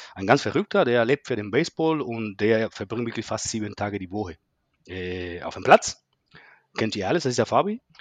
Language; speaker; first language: German; non-native, fluent; Spanish